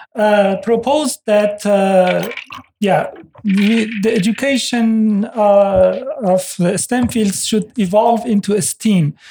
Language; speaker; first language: English; non-native, fluent; Persian